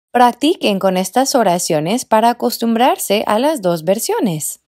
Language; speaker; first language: Spanish; non-native, fluent; English